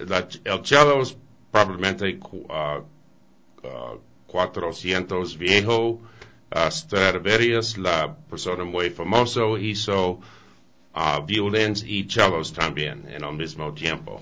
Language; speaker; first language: Spanish; non-native, learner; English